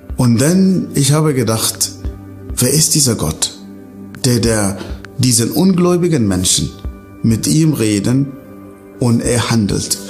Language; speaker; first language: German; non-native, fluent; Arabic